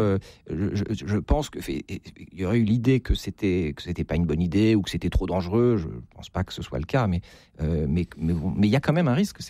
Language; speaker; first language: French; native; French